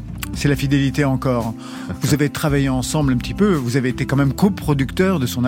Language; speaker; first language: French; native; French